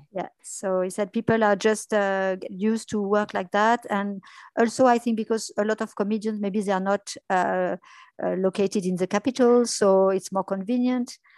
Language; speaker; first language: English; non-native, fluent; French